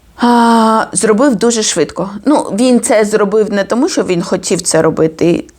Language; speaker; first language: Ukrainian; non-native, fluent; Georgian